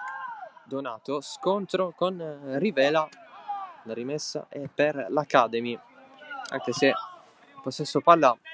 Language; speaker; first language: Italian; native; Italian